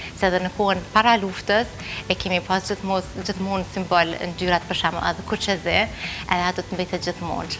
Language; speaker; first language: Albanian; early bilingual, heritage; Albanian